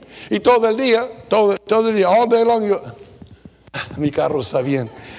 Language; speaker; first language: Spanish; non-native, fluent; English